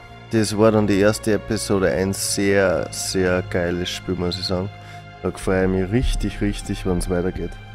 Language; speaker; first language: German; native; German